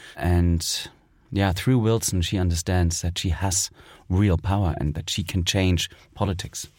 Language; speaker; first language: English; non-native, fluent; German